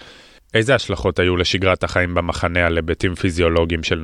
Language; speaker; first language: Hebrew; native; Hebrew